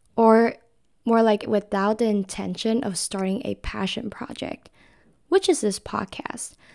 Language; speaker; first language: English; non-native, fluent; Chinese